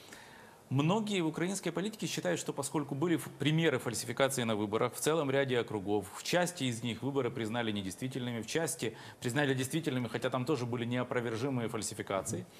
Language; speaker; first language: Ukrainian; native; Ukrainian